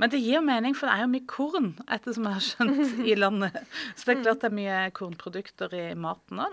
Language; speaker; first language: Norwegian; native; Norwegian